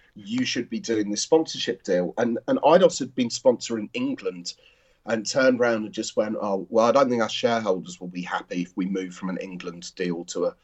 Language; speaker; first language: English; native; English